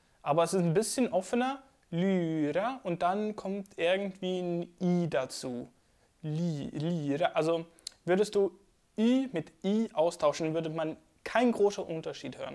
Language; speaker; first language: German; non-native, fluent; Swedish